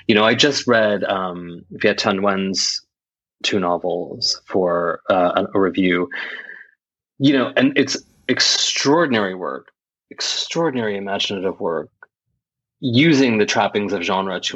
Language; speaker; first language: English; native; English